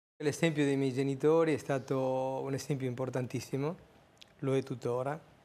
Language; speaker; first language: Italian; non-native, fluent; Spanish